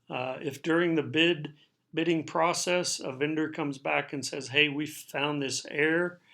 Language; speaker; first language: English; native; English